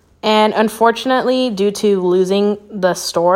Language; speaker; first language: English; native; English